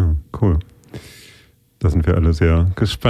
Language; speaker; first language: German; native; German